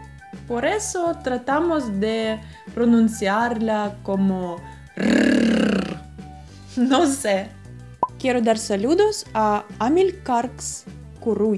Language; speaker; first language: Spanish; non-native, fluent; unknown